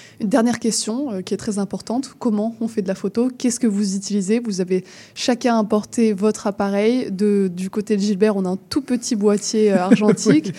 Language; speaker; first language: French; native; French